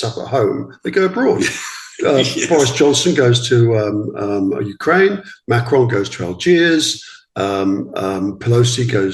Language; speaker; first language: English; native; English